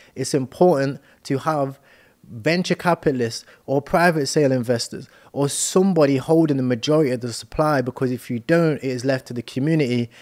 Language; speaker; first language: English; native; English